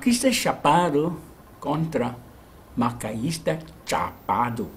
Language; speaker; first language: Portuguese; non-native, learner; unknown